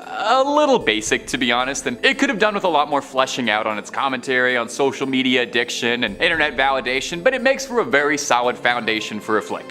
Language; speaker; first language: English; native; English